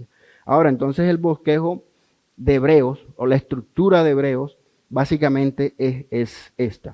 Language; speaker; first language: Spanish; native; Spanish